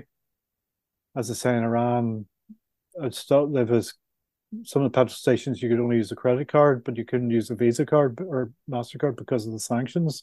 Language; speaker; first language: English; native; English